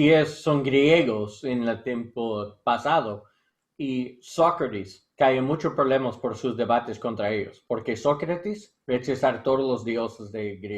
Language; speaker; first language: Spanish; non-native, learner; English